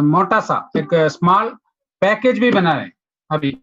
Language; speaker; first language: Hindi; non-native, local second language; Malayalam